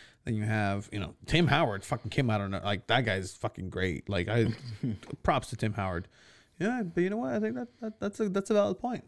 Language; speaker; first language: English; early bilingual, other home language; Spanish